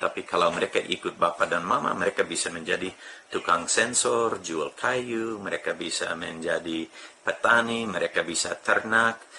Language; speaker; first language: Indonesian; non-native, fluent; English